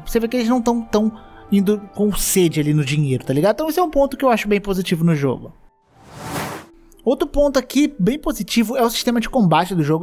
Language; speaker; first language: Portuguese; native; Portuguese